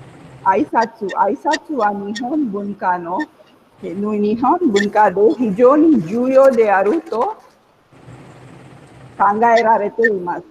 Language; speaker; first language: Japanese; non-native, fluent; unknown